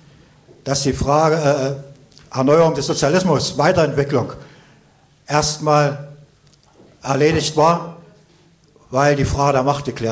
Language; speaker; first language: German; native; German